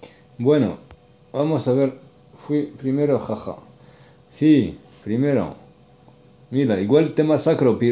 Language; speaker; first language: Spanish; non-native, learner; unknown